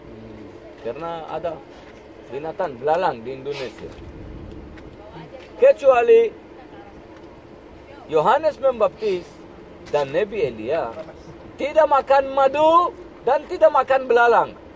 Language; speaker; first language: Indonesian; non-native, learner; Hebrew